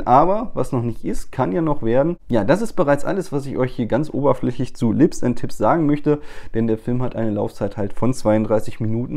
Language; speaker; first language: German; native; German